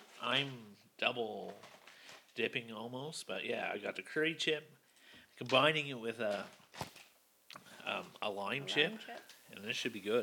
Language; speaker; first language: English; native; English